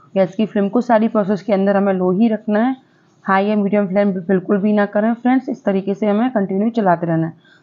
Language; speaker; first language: Hindi; non-native, local second language; Gujarati